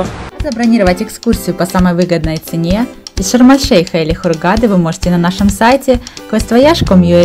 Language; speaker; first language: Russian; native; Russian